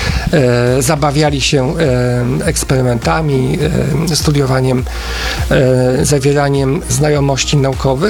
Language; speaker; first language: Polish; native; Polish